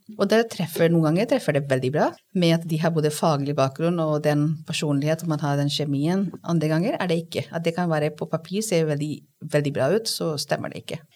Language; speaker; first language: Norwegian; non-native, fluent; Hindi